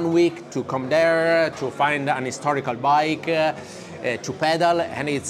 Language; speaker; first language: English; non-native, fluent; Italian